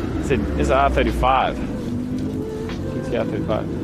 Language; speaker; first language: English; native; English